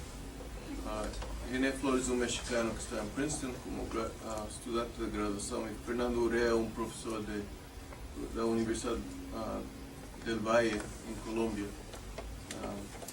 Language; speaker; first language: Portuguese; non-native, fluent; English